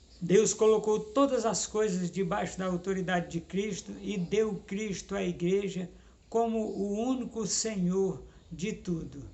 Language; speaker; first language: Portuguese; native; Portuguese